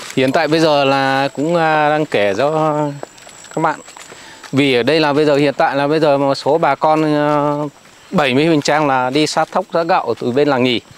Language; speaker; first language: Vietnamese; non-native, local second language; Hmong